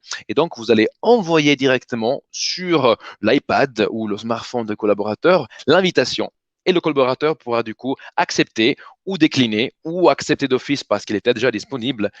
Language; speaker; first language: French; native; French